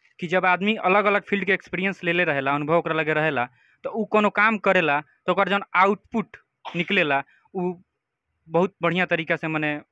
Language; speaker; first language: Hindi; native; Hindi